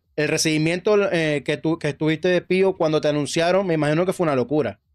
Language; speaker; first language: Spanish; native; Spanish